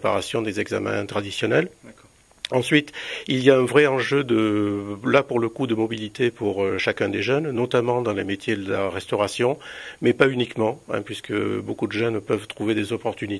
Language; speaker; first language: French; native; French